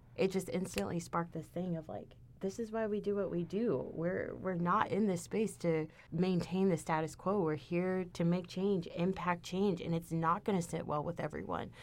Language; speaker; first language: English; native; English